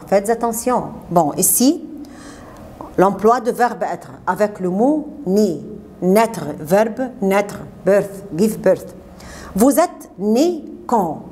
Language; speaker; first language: French; non-native, fluent; Arabic